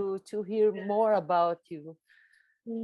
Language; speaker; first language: English; non-native, learner; German